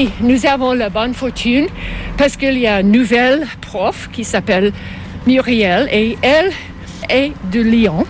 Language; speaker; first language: French; non-native, local second language; English